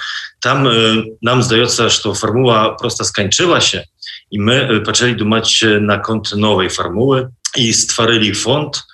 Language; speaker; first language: Belarusian; non-native, local second language; Polish